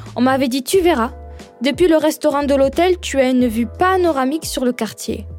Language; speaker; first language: French; native; French